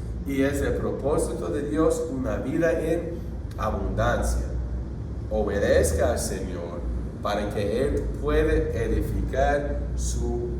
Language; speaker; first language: Spanish; non-native, fluent; English